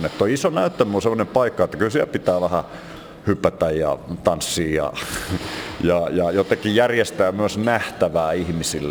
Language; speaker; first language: Finnish; native; Finnish